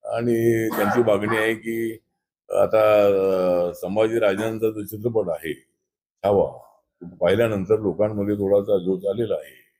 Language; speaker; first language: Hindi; non-native, local second language; Marathi